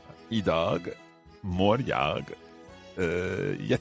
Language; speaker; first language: Swedish; non-native, learner; English